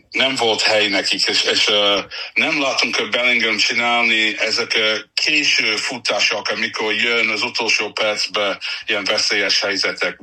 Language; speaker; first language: Hungarian; non-native, fluent; English